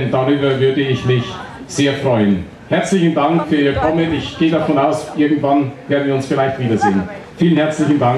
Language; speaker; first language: German; native; German